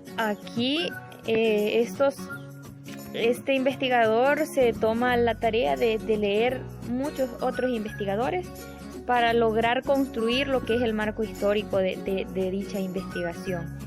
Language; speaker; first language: Spanish; native; Spanish